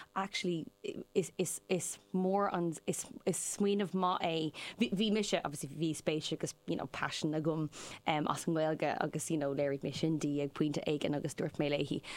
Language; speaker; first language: Irish; non-native, local second language; English